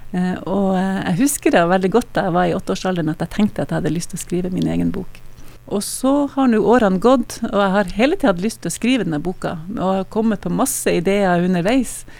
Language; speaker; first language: Norwegian; native; Norwegian